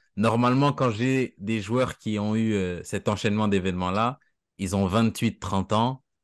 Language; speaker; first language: French; native; French